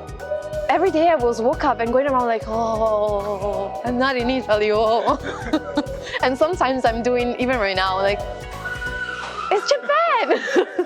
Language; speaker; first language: English; non-native, fluent; Italian